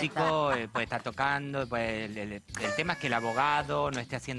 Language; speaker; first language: Spanish; native; Spanish